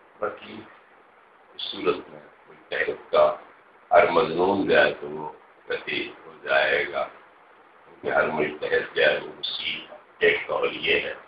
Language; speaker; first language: Urdu; non-native, local second language; Punjabi